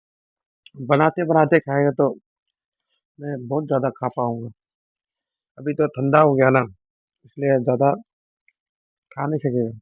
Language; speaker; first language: Hindi; non-native, local second language; Manipuri